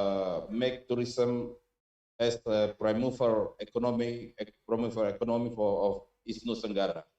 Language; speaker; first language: English; non-native, learner; Indonesian